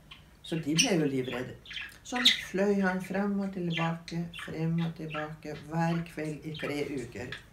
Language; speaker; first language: Norwegian; native; Norwegian